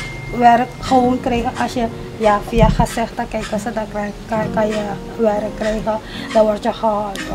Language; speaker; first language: Dutch; non-native, local second language; Caribbean Hindustani